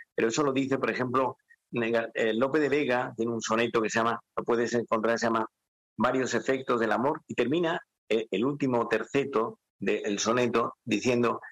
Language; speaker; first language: Spanish; native; Spanish